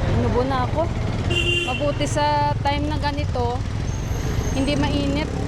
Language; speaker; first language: Filipino; native; Filipino